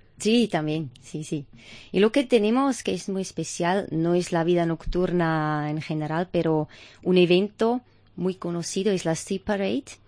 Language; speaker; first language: Spanish; non-native, fluent; German